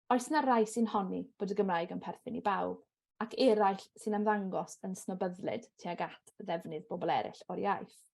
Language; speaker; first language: Welsh; native; Welsh